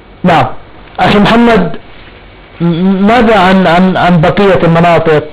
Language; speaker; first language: Arabic; native; Arabic